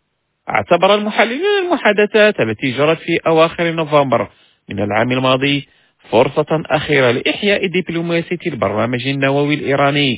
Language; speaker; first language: Arabic; non-native, fluent; Indonesian